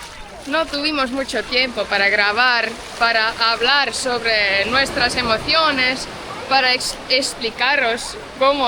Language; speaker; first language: Spanish; non-native, fluent; Portuguese